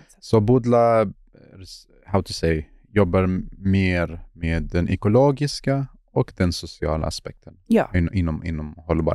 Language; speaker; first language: Swedish; non-native, fluent; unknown